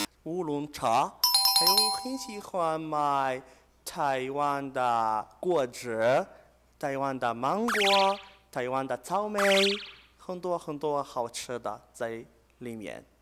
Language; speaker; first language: Chinese; non-native, learner; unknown